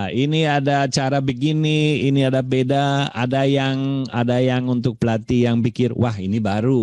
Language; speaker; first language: Indonesian; non-native, fluent; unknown